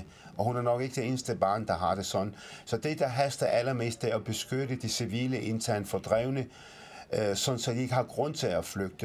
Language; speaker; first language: Danish; early bilingual, other home language; Arabic